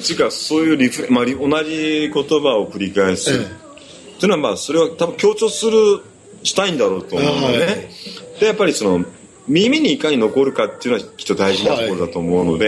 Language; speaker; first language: Japanese; native; Japanese